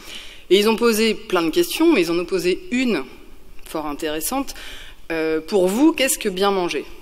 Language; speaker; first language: French; native; French